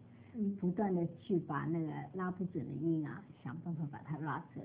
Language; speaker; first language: Chinese; native; Chinese